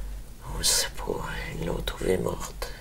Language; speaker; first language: French; native; French